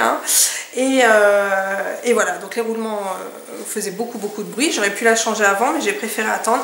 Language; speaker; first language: French; native; French